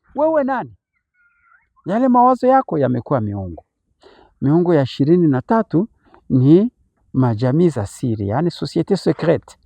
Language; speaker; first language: Swahili; native; Swahili